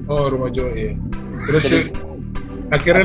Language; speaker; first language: Indonesian; native; Indonesian